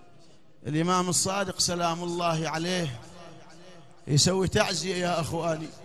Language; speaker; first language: Arabic; native; Arabic